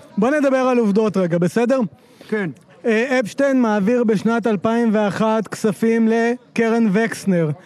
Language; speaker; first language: Hebrew; native; Hebrew